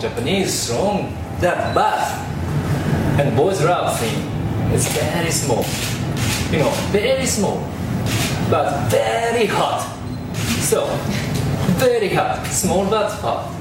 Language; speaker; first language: English; non-native, learner; Japanese